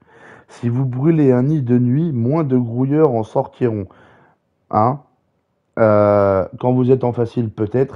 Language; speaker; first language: French; native; French